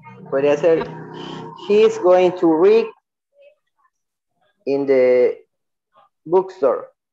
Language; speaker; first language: English; non-native, learner; Spanish